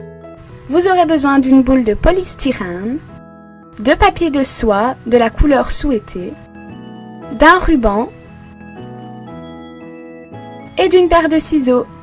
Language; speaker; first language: French; native; French